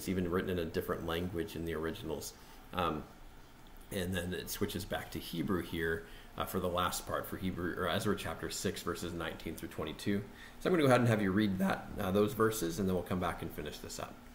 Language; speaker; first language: English; native; English